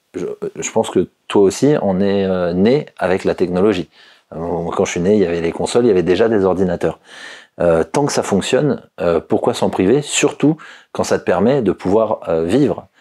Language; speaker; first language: French; native; French